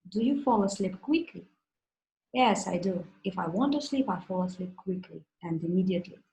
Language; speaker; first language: English; non-native, fluent; Russian